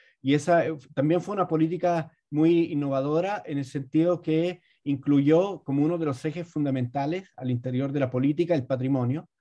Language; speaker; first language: Spanish; native; Spanish